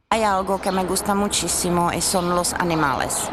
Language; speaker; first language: Spanish; non-native, learner; Czech